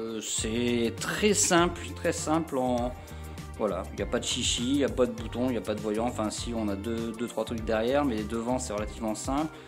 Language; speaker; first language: French; native; French